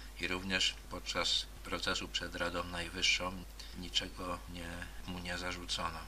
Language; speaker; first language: Polish; native; Polish